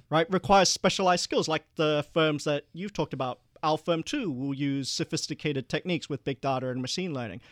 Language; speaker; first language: English; early bilingual, other home language; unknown